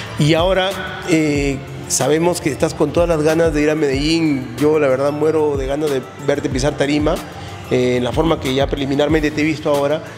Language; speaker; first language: Spanish; native; Spanish